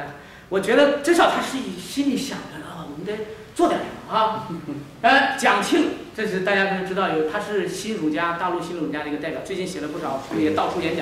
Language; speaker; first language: Chinese; native; Chinese